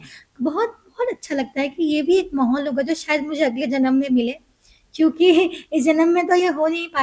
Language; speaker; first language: Hindi; native; Hindi